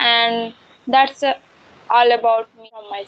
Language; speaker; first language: English; non-native, learner; Hindi